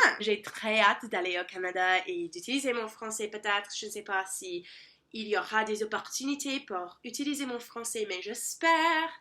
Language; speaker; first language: French; non-native, learner; English